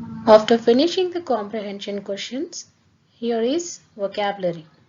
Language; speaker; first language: English; non-native, local second language; Telugu